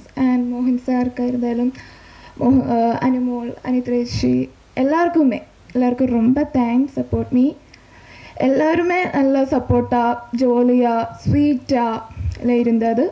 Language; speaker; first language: Tamil; non-native, learner; Malayalam